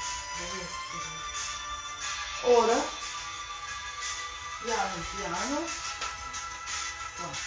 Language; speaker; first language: Italian; non-native, learner; Russian